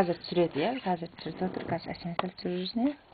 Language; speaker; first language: Kazakh; native; Kazakh